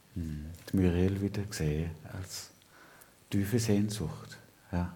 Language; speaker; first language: German; native; German